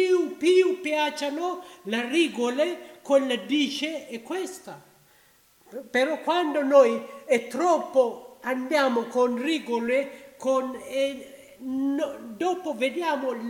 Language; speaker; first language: Italian; non-native, learner; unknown